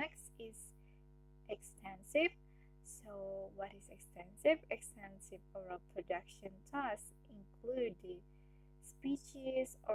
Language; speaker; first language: English; non-native, learner; Indonesian